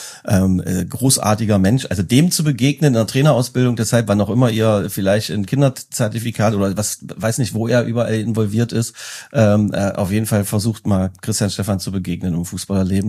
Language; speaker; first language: German; native; German